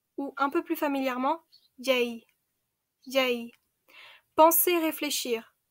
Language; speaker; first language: French; early bilingual, other home language; Khmer